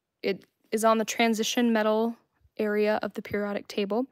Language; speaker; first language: English; native; English